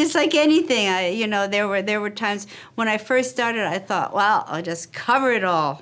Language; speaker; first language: English; native; English